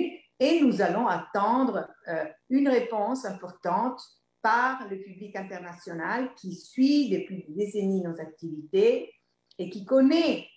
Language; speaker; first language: French; non-native, fluent; Italian